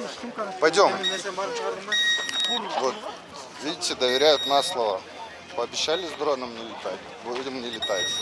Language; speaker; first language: Russian; native; Russian